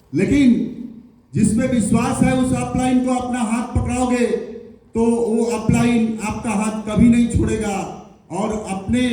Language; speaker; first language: Hindi; non-native, local second language; Bangla